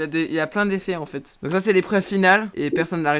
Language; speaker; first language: French; native; French